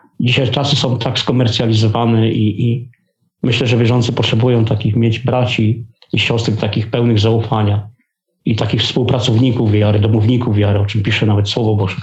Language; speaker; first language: Polish; native; Polish